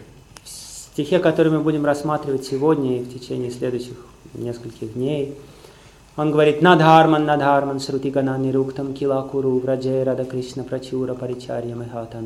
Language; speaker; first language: Russian; native; Russian